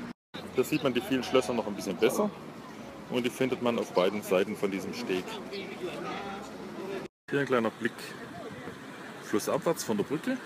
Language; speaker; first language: German; native; German